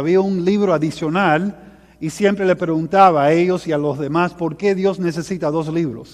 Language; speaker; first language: Spanish; early bilingual, heritage; Spanish